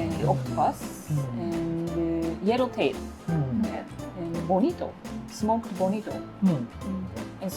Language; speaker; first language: English; non-native, learner; Japanese